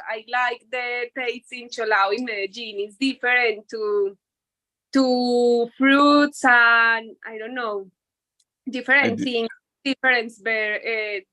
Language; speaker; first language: English; non-native, learner; Spanish